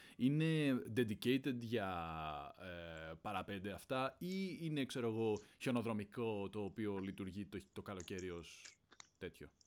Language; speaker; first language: Greek; native; Greek